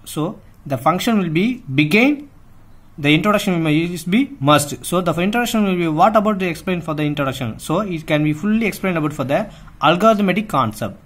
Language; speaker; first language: English; non-native, local second language; Tamil